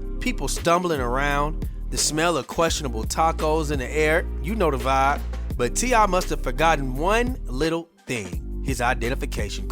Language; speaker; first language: English; native; English